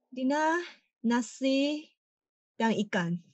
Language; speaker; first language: Malay; non-native, learner; Japanese